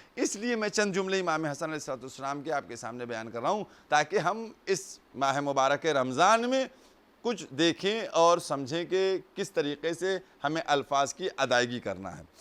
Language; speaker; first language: Urdu; native; Urdu